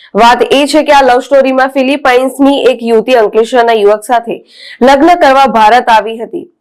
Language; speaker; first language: Gujarati; native; Gujarati